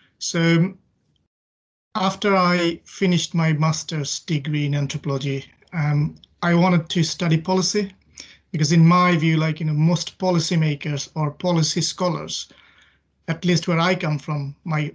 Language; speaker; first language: English; non-native, local second language; Bangla